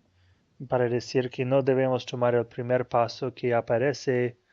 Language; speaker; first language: Spanish; non-native, fluent; Portuguese